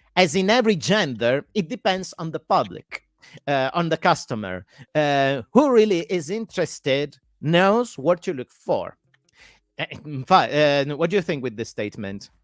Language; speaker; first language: English; non-native, fluent; Italian